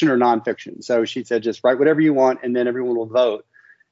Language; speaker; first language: English; native; English